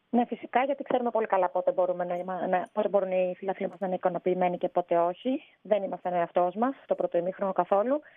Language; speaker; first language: Greek; native; Greek